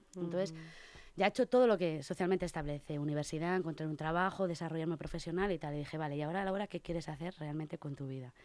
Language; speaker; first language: Spanish; native; Spanish